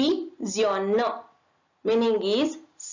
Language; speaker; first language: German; non-native, learner; Hindi